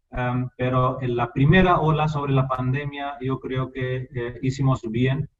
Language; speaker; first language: Spanish; non-native, fluent; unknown